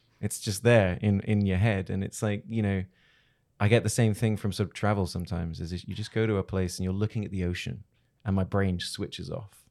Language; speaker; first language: English; native; English